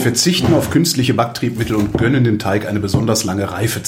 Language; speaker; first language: German; native; German